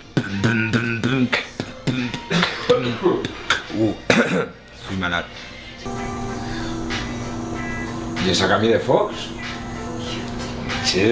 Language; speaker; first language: French; non-native, learner; Spanish